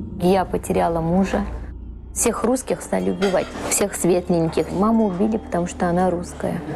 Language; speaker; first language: Russian; early bilingual, heritage; Russian